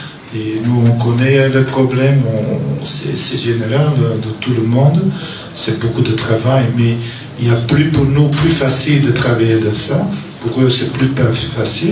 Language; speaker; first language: French; non-native, local second language; Dutch